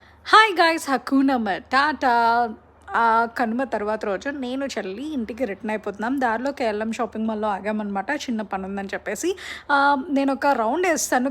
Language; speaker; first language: Telugu; native; Telugu